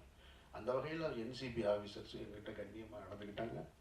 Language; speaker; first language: Tamil; native; Tamil